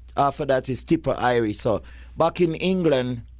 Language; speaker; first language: English; non-native, local second language; Jamaican Creole English